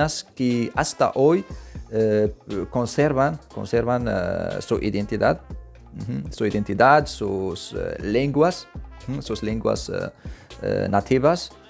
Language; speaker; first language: Spanish; non-native, fluent; Arabic